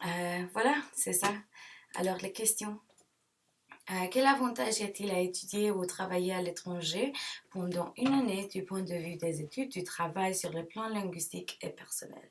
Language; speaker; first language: French; non-native, learner; English